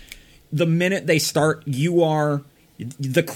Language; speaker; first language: English; native; English